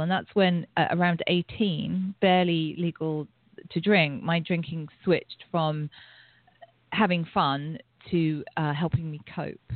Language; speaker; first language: English; native; English